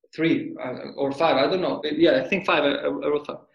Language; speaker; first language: English; non-native, fluent; Albanian